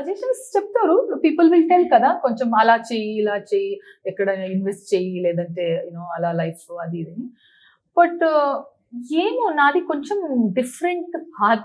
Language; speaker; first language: Telugu; non-native, learner; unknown